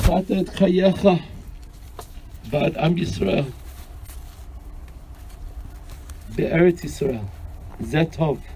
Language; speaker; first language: Hebrew; non-native, fluent; English